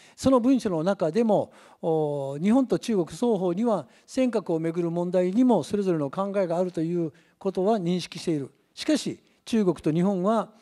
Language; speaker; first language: Japanese; native; Japanese